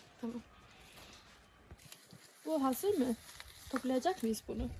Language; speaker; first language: Turkish; non-native, fluent; Swedish